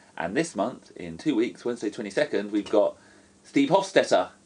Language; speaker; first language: English; native; English